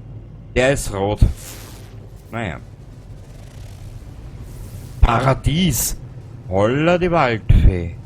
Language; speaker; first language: German; native; German